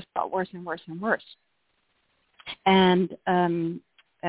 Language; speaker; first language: English; non-native, fluent; Dutch